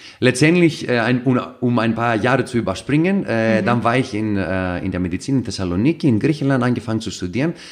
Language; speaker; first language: German; non-native, fluent; Greek